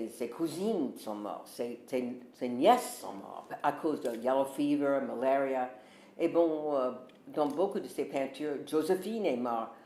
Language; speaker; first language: French; non-native, fluent; English